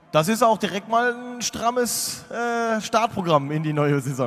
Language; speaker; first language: German; native; German